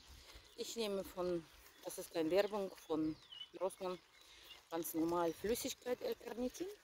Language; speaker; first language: German; non-native, fluent; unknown